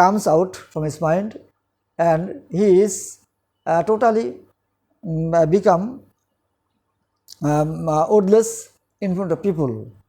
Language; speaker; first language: English; non-native, local second language; Bangla